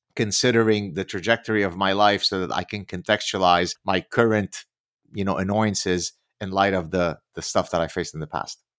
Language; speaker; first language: English; early bilingual, other home language; Arabic